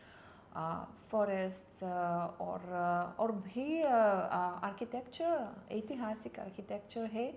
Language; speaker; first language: Hindi; non-native, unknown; Lithuanian